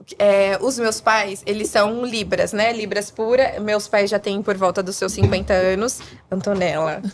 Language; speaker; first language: Portuguese; native; Portuguese